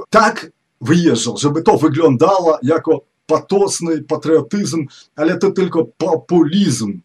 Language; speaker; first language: Polish; non-native, fluent; Ukrainian